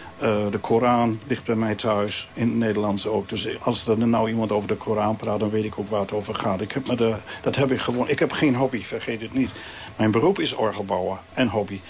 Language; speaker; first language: Dutch; native; Dutch